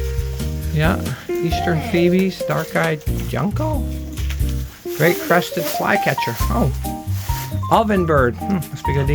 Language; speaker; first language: English; native; English